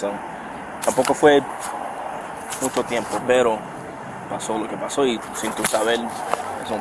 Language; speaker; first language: Spanish; early bilingual, other home language; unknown